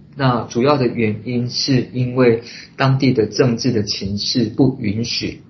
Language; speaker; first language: Chinese; native; Chinese